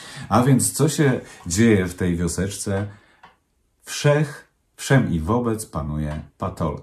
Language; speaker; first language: Polish; native; Polish